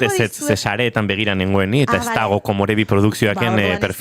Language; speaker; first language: Basque; native; Basque